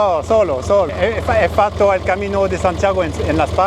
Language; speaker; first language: Italian; non-native, learner; French